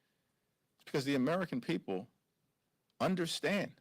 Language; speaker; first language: English; native; English